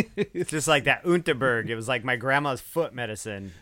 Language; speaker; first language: English; native; English